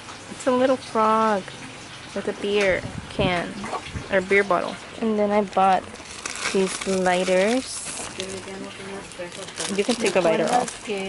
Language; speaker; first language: English; early bilingual, other home language; Spanish